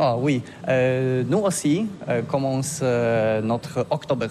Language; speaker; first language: French; non-native, learner; Polish